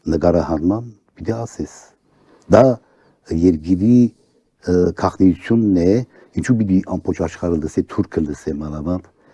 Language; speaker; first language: Armenian; early bilingual, heritage; Armenian